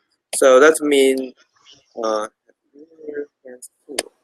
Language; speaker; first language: English; non-native, learner; Chinese